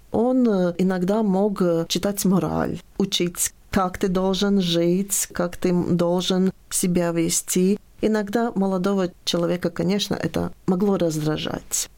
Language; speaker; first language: Russian; non-native, local second language; Latvian